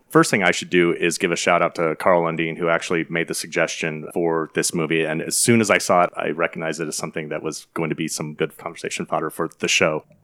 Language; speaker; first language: English; native; English